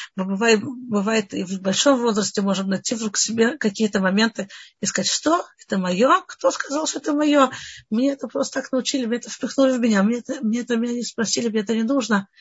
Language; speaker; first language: Russian; early bilingual, heritage; Russian